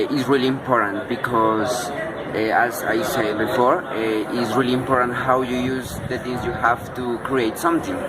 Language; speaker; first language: English; non-native, learner; Spanish